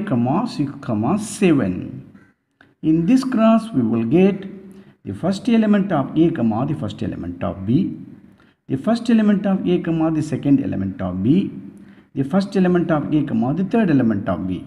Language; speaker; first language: English; non-native, local second language; Tamil